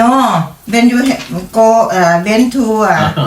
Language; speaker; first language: English; non-native, learner; Thai